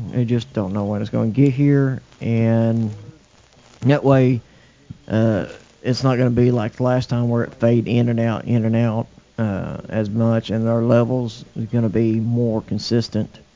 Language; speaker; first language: English; native; English